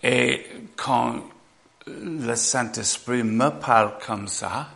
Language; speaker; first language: French; non-native, fluent; English